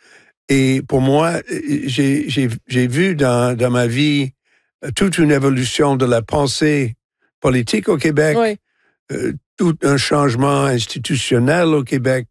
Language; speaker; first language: French; non-native, local second language; English